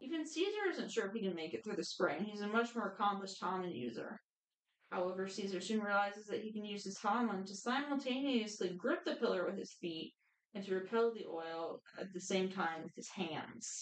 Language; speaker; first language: English; native; English